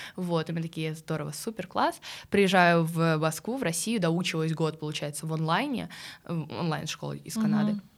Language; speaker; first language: Russian; early bilingual, other home language; Swedish